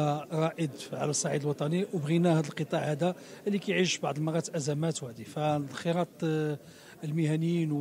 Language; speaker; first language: Arabic; native; Arabic